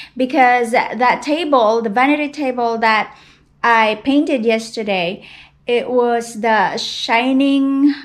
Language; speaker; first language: English; non-native, local second language; Cebuano